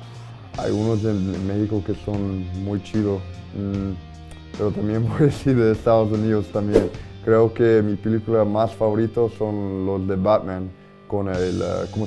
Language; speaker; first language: Spanish; early bilingual, heritage; Spanish